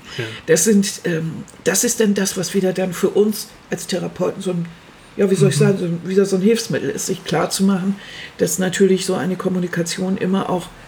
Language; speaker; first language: German; native; German